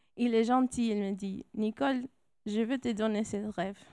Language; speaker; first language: French; non-native, fluent; English